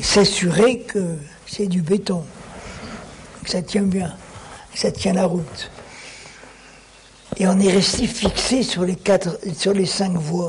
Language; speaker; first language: French; native; French